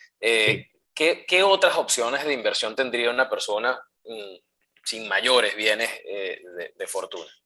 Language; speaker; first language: Spanish; native; Spanish